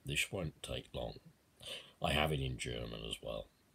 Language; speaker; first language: English; native; English